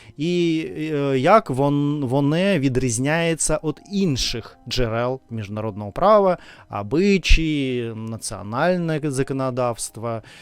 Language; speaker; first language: Ukrainian; non-native, fluent; Russian